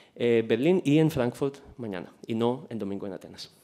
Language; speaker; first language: Spanish; non-native, fluent; Greek